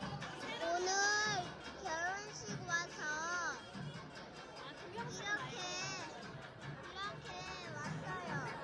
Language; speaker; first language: Korean; early bilingual, heritage; Korean